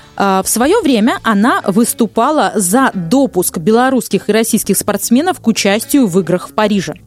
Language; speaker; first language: Russian; native; Russian